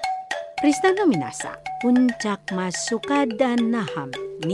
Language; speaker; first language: Japanese; non-native, learner; Indonesian